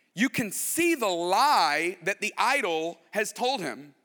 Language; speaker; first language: English; native; English